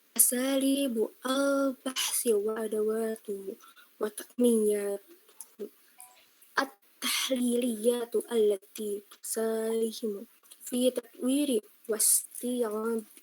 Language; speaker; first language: Arabic; non-native, learner; Indonesian